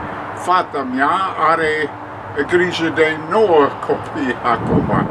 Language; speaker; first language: Romanian; non-native, learner; English